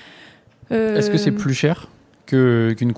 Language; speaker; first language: French; native; French